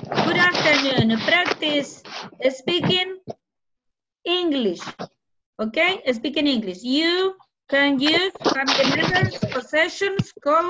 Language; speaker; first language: English; non-native, fluent; Spanish